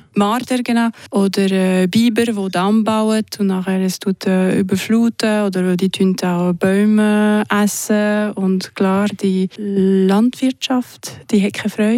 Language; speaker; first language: German; non-native, local second language; French